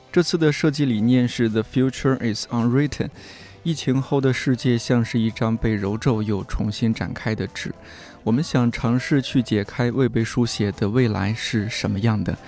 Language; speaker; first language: Chinese; native; Chinese